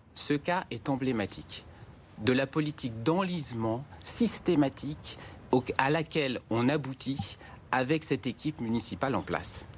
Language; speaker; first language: French; native; French